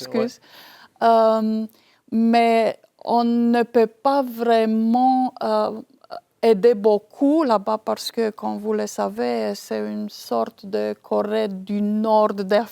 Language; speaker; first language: French; non-native, fluent; Romanian